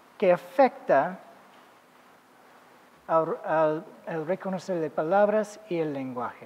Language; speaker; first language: Spanish; non-native, fluent; English